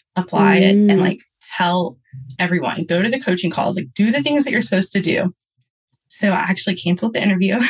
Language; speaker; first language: English; native; English